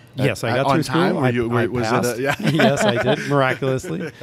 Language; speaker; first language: English; native; English